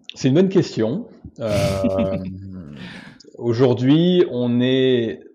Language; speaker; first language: French; native; French